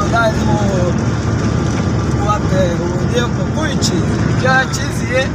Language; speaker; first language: Hindi; non-native, learner; Pashto